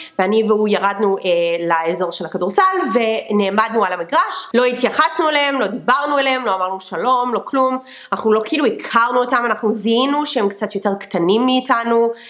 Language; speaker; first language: Hebrew; non-native, fluent; English